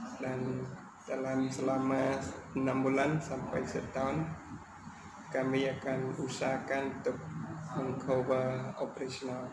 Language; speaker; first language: Indonesian; non-native, fluent; Khmer